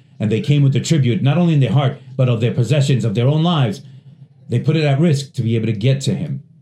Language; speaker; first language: English; non-native, fluent; Spanish